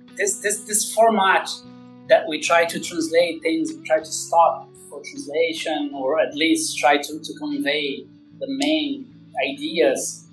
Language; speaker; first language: English; non-native, fluent; Portuguese